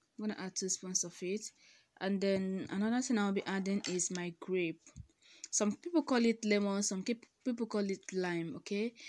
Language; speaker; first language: English; non-native, local second language; Igbo